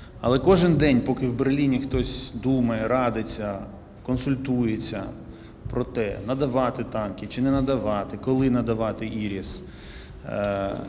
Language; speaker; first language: Ukrainian; native; Ukrainian